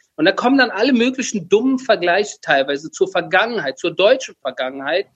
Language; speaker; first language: German; early bilingual, other home language; Persian